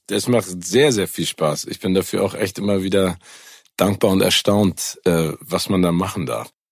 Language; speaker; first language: German; native; German